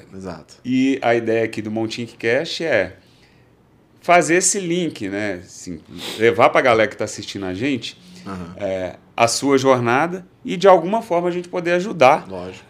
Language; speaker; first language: Portuguese; native; Portuguese